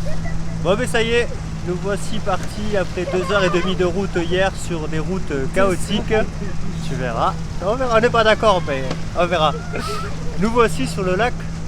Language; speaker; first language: French; native; French